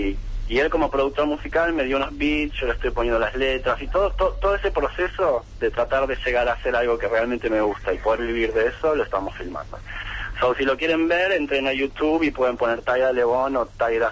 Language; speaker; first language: Spanish; native; Spanish